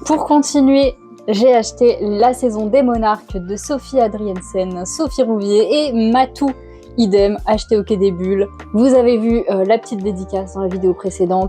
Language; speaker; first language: French; native; French